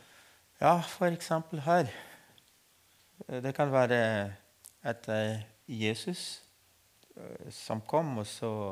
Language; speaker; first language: Norwegian; non-native, fluent; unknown